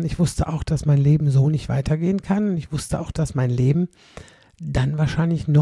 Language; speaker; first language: German; native; German